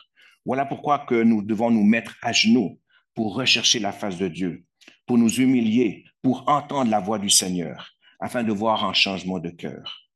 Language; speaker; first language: French; native; French